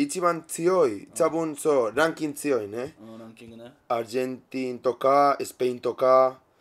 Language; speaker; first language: Japanese; non-native, learner; Spanish